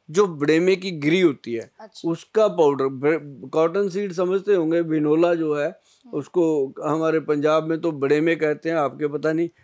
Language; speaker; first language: Hindi; native; Hindi